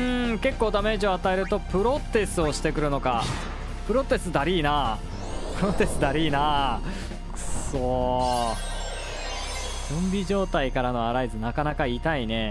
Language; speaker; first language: Japanese; native; Japanese